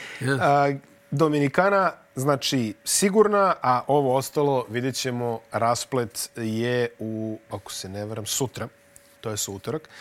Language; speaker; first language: Bosnian; native; Bosnian